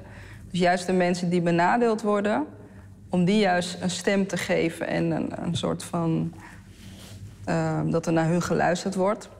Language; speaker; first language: Dutch; native; Dutch